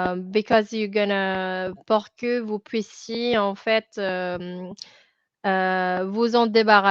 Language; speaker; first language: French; non-native, fluent; Filipino